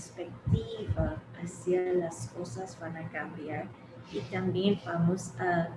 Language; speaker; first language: Spanish; early bilingual, heritage; English